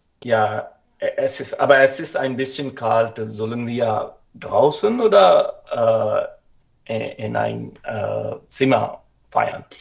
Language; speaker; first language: German; non-native, learner; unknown